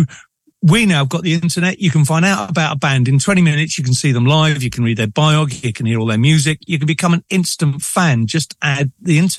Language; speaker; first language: English; native; English